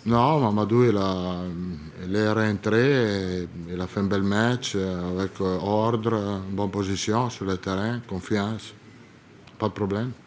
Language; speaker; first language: French; non-native, learner; Italian